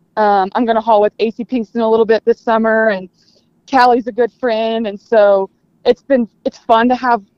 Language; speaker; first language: English; native; English